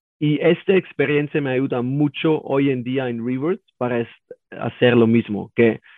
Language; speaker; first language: Spanish; non-native, learner; German